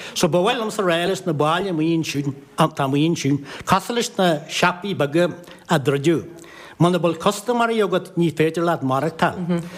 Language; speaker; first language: Irish; native; Irish